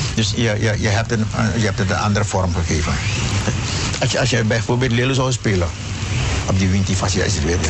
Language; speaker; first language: Dutch; non-native, local second language; English